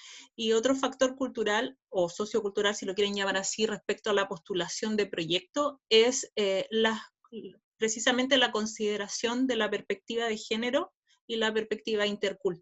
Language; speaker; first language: Spanish; native; Spanish